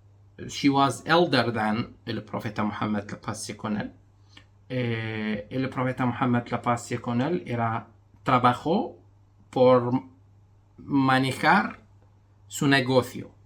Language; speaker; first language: Spanish; non-native, fluent; Arabic